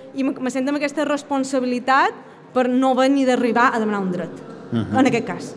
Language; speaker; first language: Catalan; native; Catalan